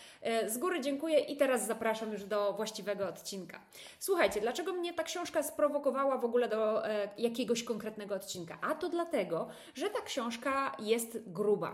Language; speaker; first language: Polish; native; Polish